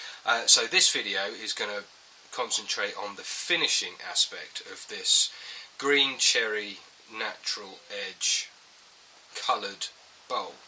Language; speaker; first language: English; native; English